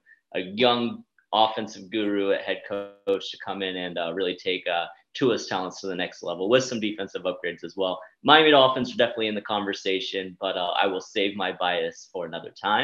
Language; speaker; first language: English; native; English